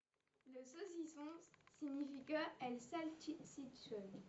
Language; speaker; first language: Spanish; non-native, learner; French